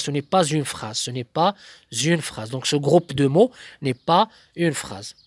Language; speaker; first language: French; non-native, local second language; Arabic